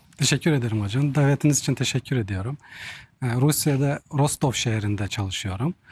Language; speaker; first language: Turkish; non-native, fluent; Russian